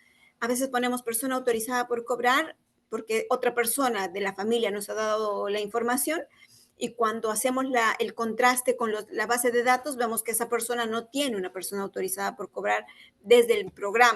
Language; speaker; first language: Spanish; native; Spanish